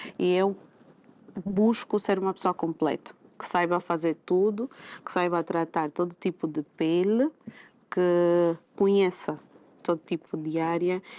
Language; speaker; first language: Portuguese; native; Portuguese